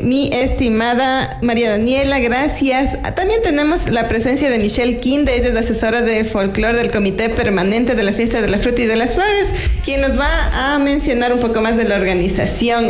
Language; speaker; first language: Spanish; native; Spanish